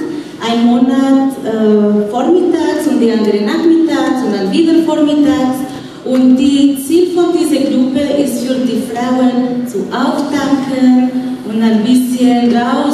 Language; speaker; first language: German; non-native, learner; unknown